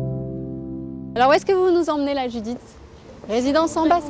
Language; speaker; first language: French; native; French